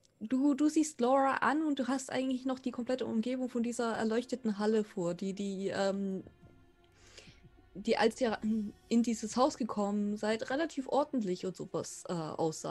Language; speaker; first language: German; native; German